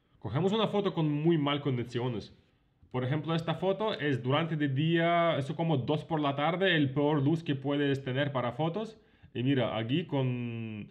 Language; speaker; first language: Spanish; non-native, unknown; Ukrainian